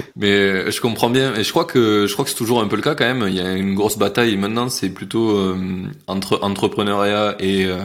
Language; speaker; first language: French; native; French